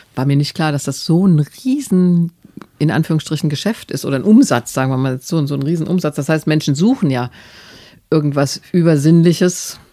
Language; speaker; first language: German; native; German